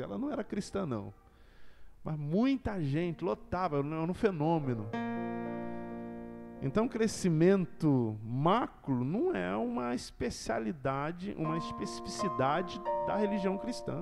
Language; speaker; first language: Portuguese; native; Portuguese